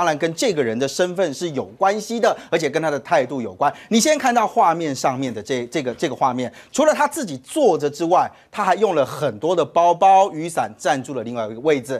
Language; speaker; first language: Chinese; native; Chinese